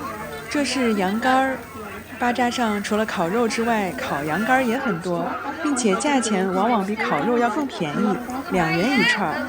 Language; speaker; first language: Chinese; native; Chinese